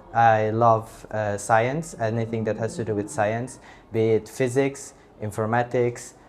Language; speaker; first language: English; non-native, fluent; Italian